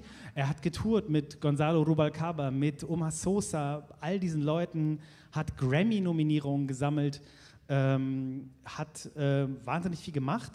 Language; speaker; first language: German; native; German